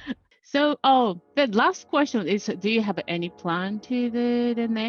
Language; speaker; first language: English; non-native, learner; Japanese